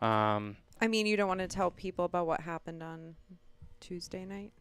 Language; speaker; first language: English; native; English